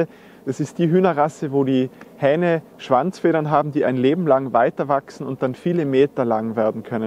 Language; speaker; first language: German; native; German